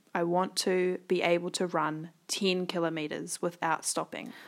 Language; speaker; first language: English; native; English